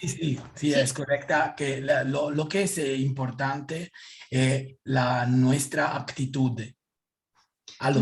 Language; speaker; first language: Spanish; non-native, learner; Italian